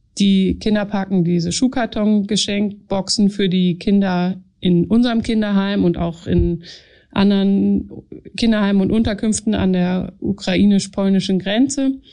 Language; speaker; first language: German; native; German